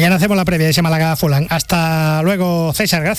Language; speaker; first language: Spanish; native; Spanish